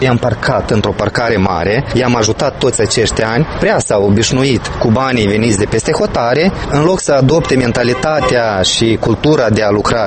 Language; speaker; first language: Romanian; native; Romanian